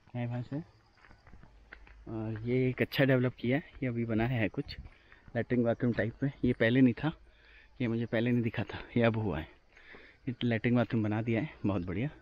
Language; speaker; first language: Hindi; native; Hindi